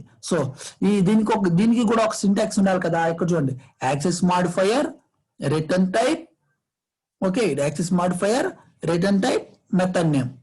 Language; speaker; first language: Telugu; native; Telugu